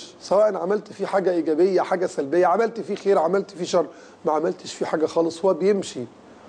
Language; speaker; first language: Arabic; native; Arabic